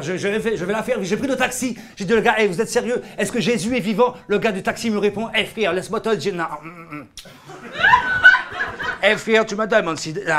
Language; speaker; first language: French; native; French